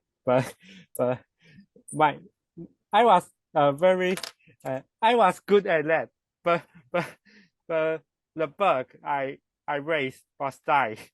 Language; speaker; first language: English; non-native, learner; Chinese